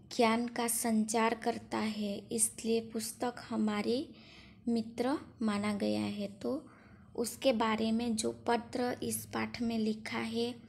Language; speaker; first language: Hindi; non-native, local second language; Gujarati